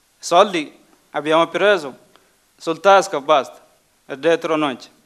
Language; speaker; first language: Italian; non-native, learner; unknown